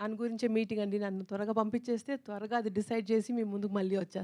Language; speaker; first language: Telugu; native; Telugu